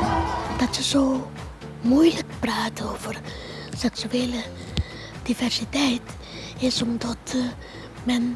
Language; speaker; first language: Dutch; non-native, local second language; Papiamento